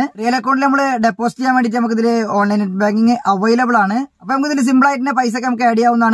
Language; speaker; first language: Malayalam; native; Malayalam